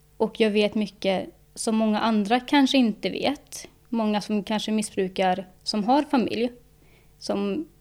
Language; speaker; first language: Swedish; native; Swedish